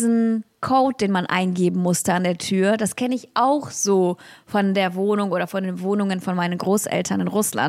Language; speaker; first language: German; early bilingual, other home language; Russian